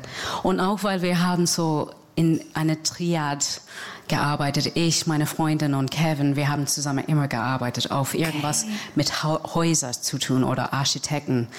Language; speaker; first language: German; non-native, fluent; English